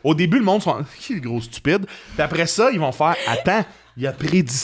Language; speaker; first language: French; native; French